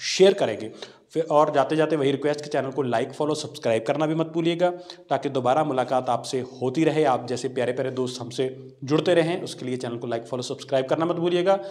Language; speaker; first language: Hindi; non-native, local second language; Punjabi